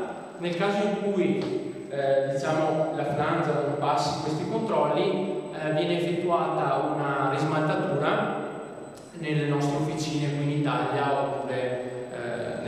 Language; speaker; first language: Italian; native; Italian